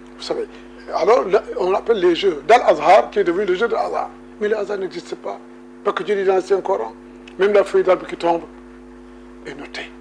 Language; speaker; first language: French; non-native, local second language; Wolof